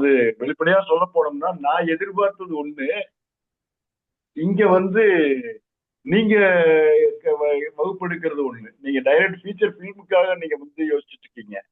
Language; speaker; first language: Tamil; native; Tamil